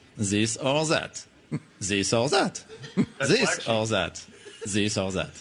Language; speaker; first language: English; non-native, fluent; French